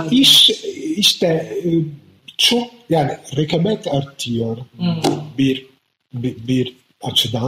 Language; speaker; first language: Turkish; non-native, fluent; Italian